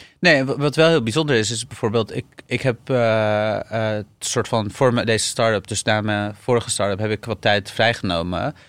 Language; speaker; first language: Dutch; early bilingual, other home language; Arabic